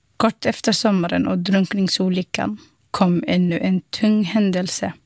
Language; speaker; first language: Swedish; non-native, fluent; Somali